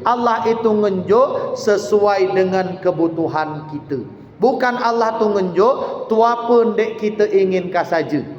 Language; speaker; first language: Malay; native; Malay